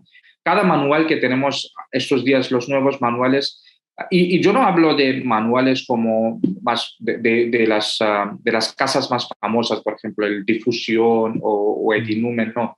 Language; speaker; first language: Spanish; non-native, fluent; Hindi